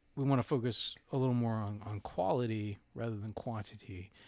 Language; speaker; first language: English; native; English